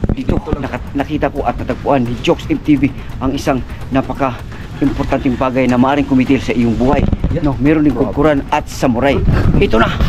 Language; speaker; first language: Filipino; native; Filipino